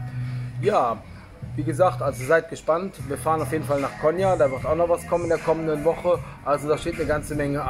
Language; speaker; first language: German; native; German